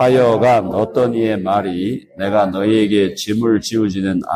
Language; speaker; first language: Korean; native; Korean